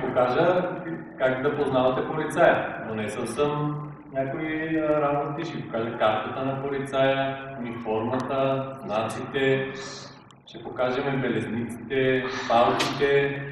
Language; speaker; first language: Bulgarian; native; Bulgarian